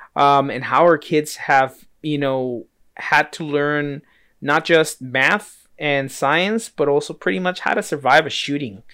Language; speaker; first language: English; early bilingual, other home language; Spanish